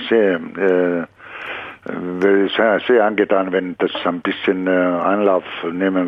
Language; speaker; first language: German; non-native, fluent; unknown